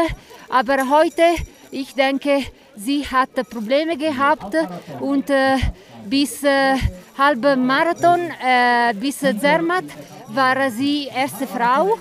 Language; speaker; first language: German; non-native, learner; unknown